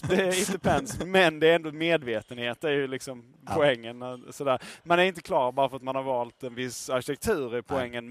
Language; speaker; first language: Swedish; native; Swedish